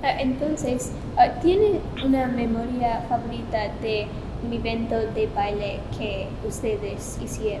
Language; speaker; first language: Spanish; non-native, learner; English